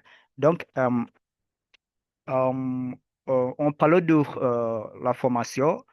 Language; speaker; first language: French; non-native, learner; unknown